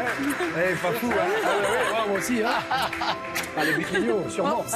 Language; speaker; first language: French; native; French